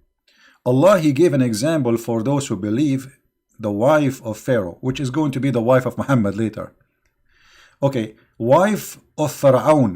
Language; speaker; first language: English; non-native, fluent; Arabic